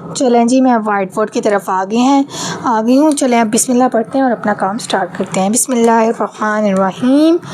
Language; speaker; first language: Urdu; native; Urdu